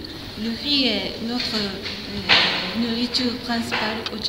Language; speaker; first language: French; non-native, fluent; Japanese